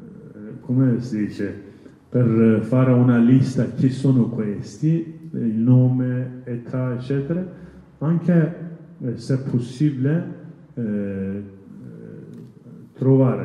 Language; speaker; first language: Italian; non-native, learner; Kurdish